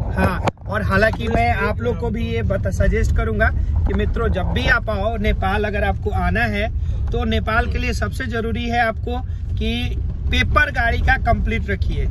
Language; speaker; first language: Hindi; native; Hindi